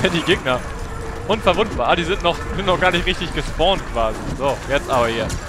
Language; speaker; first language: German; native; German